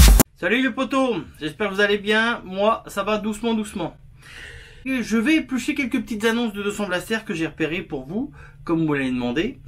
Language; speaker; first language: French; native; French